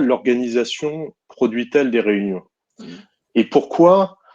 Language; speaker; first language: French; native; French